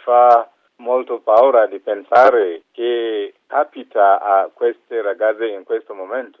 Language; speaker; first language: Italian; non-native, fluent; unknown